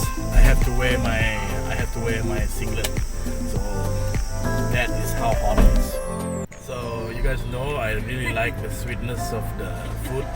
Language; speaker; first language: English; non-native, local second language; Malay